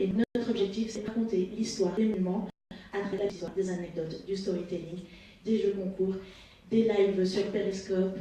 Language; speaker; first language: French; native; French